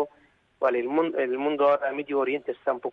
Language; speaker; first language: Spanish; non-native, fluent; Arabic